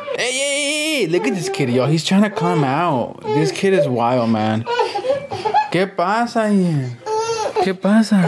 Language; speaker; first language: English; non-native, fluent; Spanish